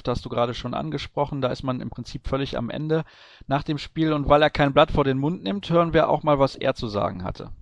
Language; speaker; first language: German; native; German